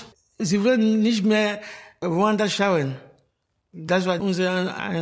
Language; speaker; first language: German; non-native, learner; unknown